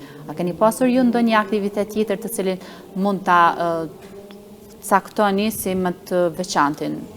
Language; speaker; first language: Albanian; native; Albanian